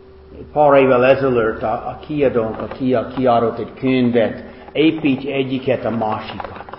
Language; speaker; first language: Hungarian; non-native, fluent; English